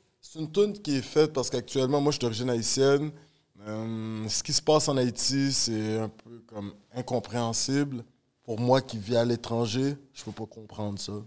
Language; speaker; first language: French; native; French